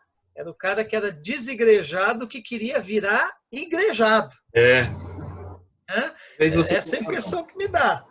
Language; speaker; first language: Portuguese; native; Portuguese